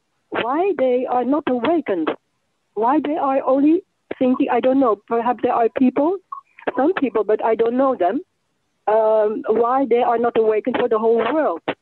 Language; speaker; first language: English; non-native, fluent; Dutch